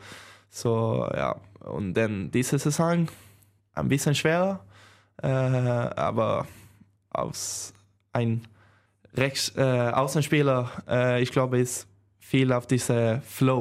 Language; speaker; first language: German; non-native, learner; Swedish